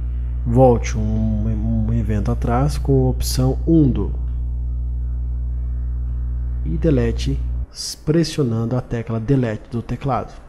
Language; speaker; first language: Portuguese; native; Portuguese